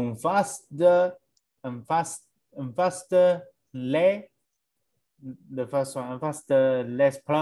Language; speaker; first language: French; non-native, learner; English